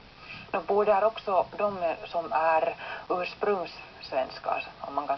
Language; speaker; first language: Swedish; non-native, local second language; Finnish